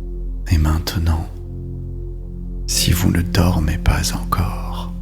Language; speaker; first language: French; native; French